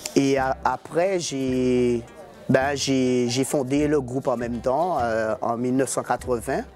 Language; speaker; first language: French; native; French